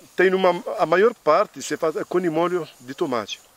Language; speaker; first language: Portuguese; non-native, fluent; Arabic